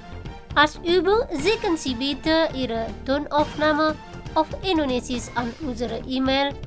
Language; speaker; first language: German; non-native, fluent; Indonesian